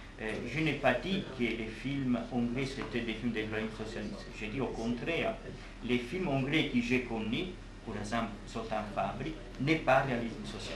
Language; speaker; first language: French; non-native, fluent; Italian